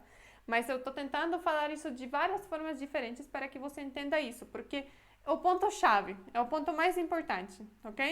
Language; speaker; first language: Portuguese; non-native, fluent; Polish